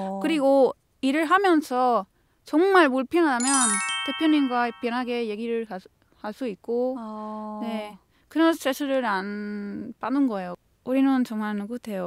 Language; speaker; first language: Korean; non-native, fluent; Spanish